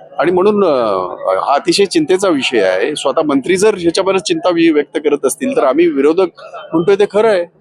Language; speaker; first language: Marathi; native; Marathi